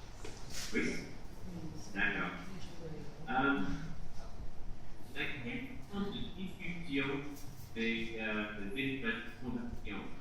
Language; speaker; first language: French; non-native, fluent; English